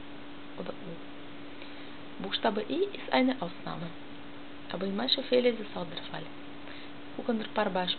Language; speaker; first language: German; non-native, learner; Russian